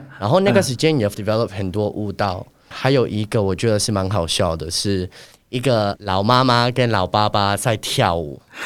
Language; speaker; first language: Chinese; non-native, fluent; Spanish